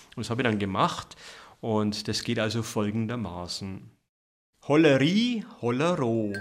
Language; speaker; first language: German; native; German